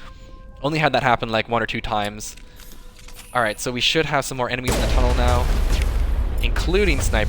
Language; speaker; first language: English; native; English